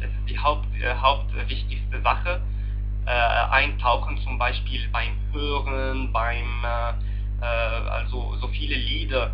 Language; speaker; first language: German; non-native, learner; Arabic